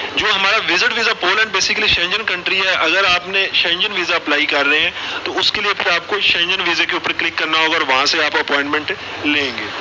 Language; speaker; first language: Urdu; non-native, local second language; Punjabi